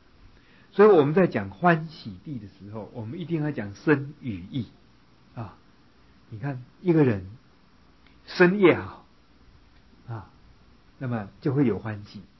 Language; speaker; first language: Chinese; native; Chinese